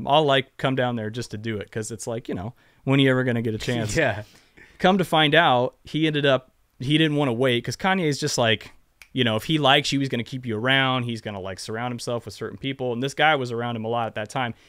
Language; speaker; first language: English; native; English